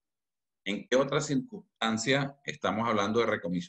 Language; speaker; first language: Spanish; native; Spanish